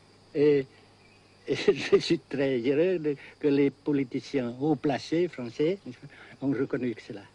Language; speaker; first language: French; non-native, local second language; Vietnamese